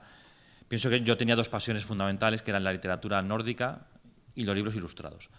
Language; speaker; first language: Spanish; native; Spanish